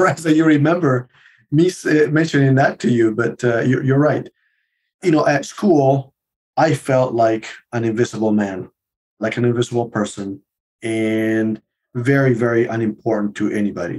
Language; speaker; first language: English; non-native, fluent; Spanish